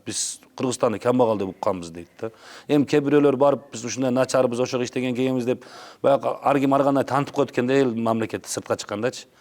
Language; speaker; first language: Kyrgyz; non-native, local second language; Uzbek